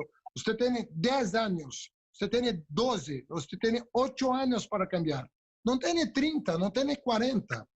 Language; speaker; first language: Spanish; non-native, local second language; Portuguese